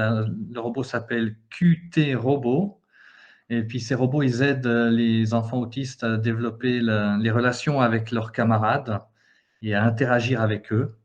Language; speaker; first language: French; native; French